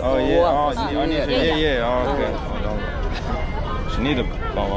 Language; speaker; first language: Chinese; non-native, fluent; English